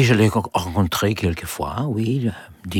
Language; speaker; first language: French; non-native, learner; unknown